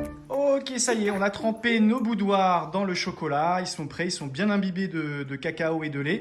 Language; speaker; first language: French; native; French